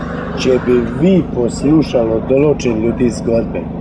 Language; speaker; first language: Slovenian; non-native, learner; Croatian